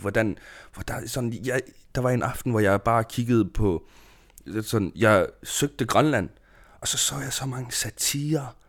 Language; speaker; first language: Danish; non-native, local second language; Kalaallisut